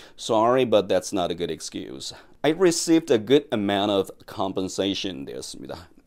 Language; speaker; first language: English; non-native, fluent; Korean